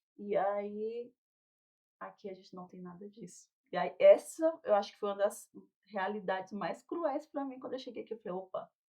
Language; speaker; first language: Portuguese; native; Portuguese